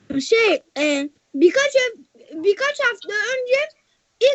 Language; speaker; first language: Turkish; early bilingual, heritage; Turkish